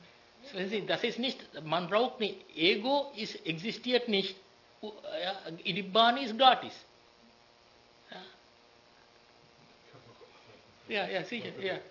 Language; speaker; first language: German; non-native, learner; Sinhala